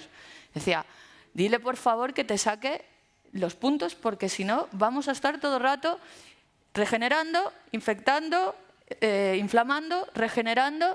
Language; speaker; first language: Spanish; native; Spanish